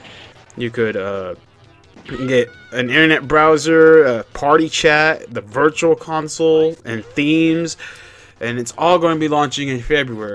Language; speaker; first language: English; native; English